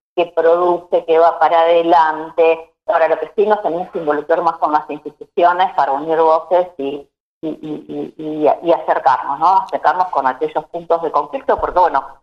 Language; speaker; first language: Spanish; native; Spanish